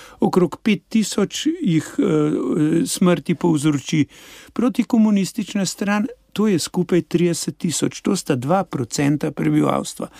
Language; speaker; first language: Slovenian; native; Slovenian